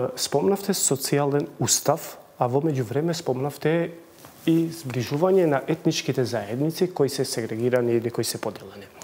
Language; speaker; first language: Macedonian; non-native, local second language; Albanian